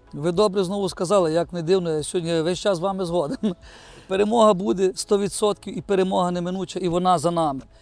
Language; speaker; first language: Ukrainian; native; Ukrainian